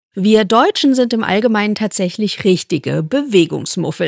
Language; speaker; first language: German; native; German